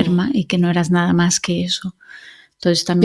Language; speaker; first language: Spanish; native; Spanish